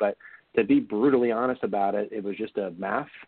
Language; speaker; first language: English; native; English